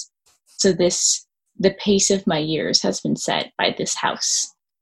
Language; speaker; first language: English; native; English